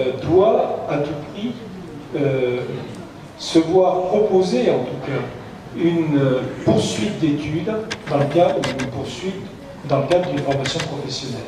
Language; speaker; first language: French; native; French